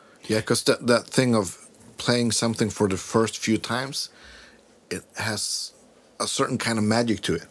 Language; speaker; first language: English; non-native, fluent; Swedish